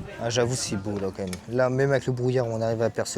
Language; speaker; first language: French; native; French